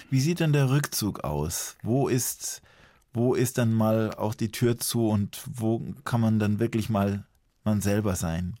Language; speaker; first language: German; native; German